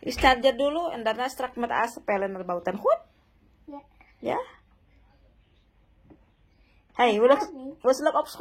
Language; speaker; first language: Dutch; non-native, learner; Indonesian